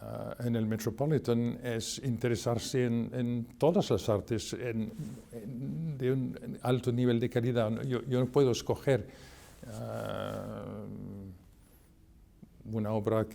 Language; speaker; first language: Spanish; non-native, fluent; French